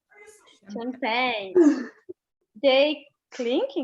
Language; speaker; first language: English; non-native, learner; Portuguese